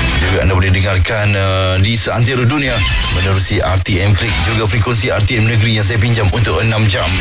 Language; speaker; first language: Malay; native; Malay